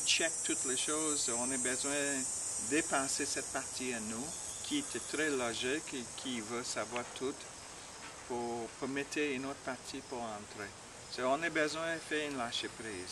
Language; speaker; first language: French; non-native, learner; English